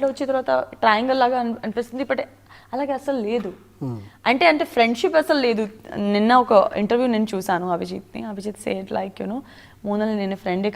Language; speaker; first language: Telugu; non-native, learner; Gujarati